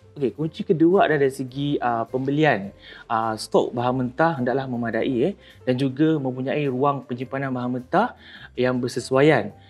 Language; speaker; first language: Malay; native; Malay